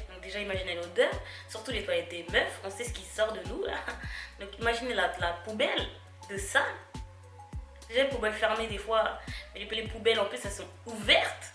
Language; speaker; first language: French; native; French